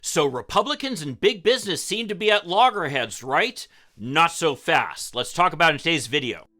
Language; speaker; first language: English; native; English